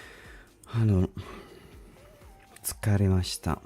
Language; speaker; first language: Japanese; non-native, learner; English